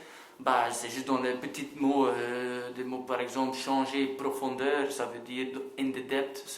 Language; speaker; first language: French; non-native, local second language; Dutch